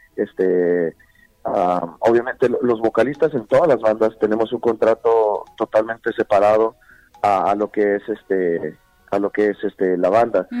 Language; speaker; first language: Spanish; early bilingual, heritage; Spanish